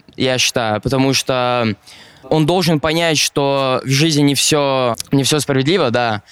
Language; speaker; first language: Russian; early bilingual, other home language; Arabic